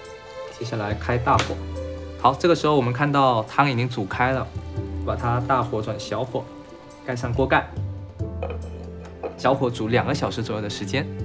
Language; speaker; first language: Chinese; native; Chinese